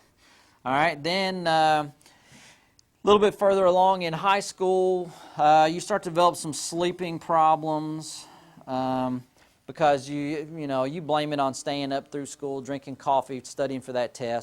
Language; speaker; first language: English; native; English